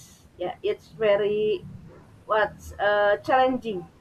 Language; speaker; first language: English; non-native, learner; Indonesian